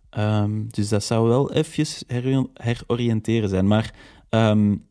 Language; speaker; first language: Dutch; native; Dutch